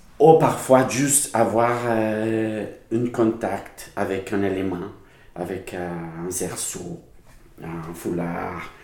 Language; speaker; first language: French; non-native, learner; Spanish